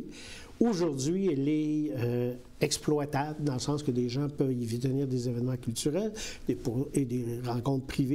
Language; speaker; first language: French; native; French